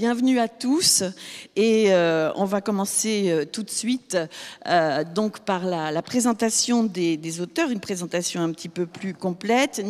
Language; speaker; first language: French; native; French